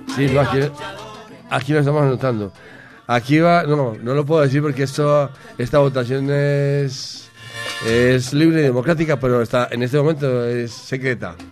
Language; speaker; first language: Spanish; native; Spanish